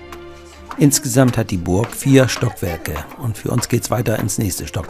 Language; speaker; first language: German; native; German